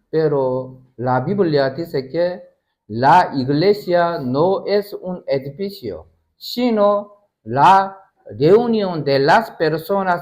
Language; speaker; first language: Spanish; non-native, learner; Korean